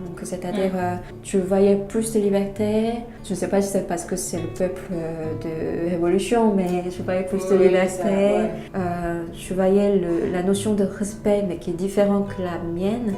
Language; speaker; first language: French; non-native, fluent; Korean